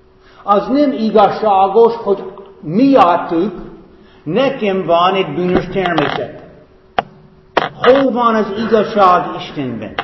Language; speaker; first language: Hungarian; non-native, fluent; English